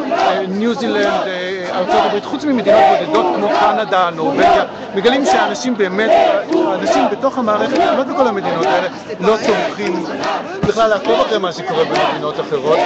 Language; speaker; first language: Hebrew; native; Hebrew